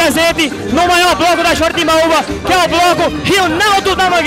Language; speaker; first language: Portuguese; native; Portuguese